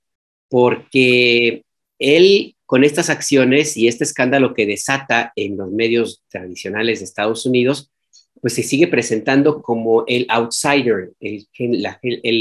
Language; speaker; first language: Spanish; native; Spanish